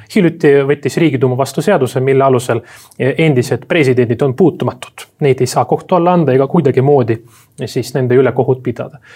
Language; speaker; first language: Estonian; non-native, local second language; Russian